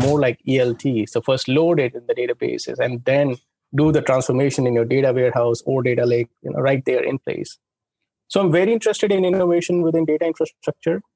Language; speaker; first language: English; non-native, local second language; Hindi